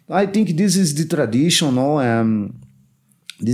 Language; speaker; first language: English; non-native, learner; Portuguese